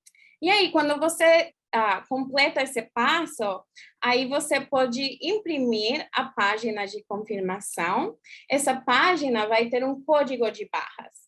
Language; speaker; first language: Portuguese; non-native, fluent; English